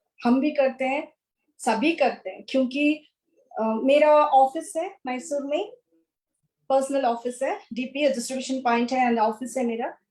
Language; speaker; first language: Hindi; non-native, local second language; Kannada